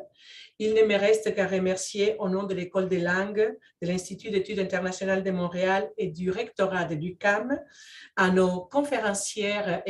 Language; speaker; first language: French; non-native, fluent; Spanish